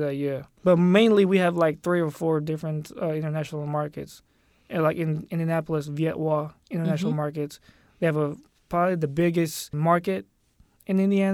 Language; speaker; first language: English; non-native, local second language; Filipino